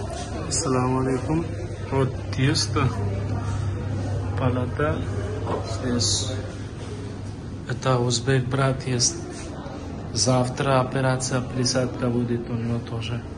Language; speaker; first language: Russian; non-native, learner; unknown